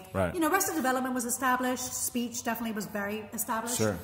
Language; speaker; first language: English; native; English